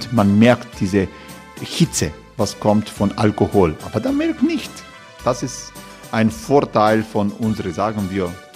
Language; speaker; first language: German; non-native, learner; Croatian